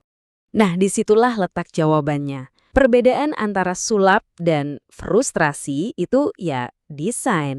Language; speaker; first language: Indonesian; native; Indonesian